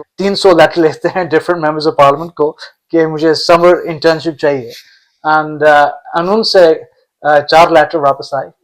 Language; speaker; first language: Urdu; early bilingual, heritage; Urdu